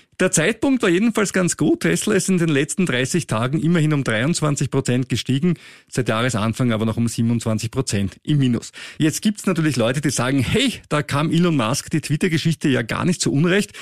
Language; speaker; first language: German; native; German